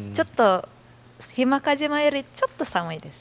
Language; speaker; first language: Japanese; non-native, fluent; Indonesian